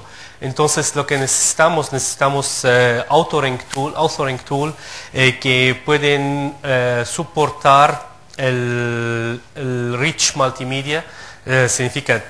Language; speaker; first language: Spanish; non-native, fluent; Arabic